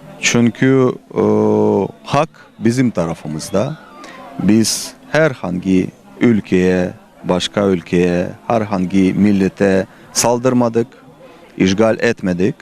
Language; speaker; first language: Turkish; non-native, fluent; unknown